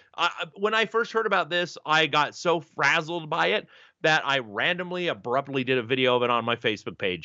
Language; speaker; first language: English; native; English